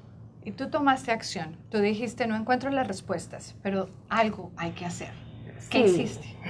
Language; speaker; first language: Spanish; native; Spanish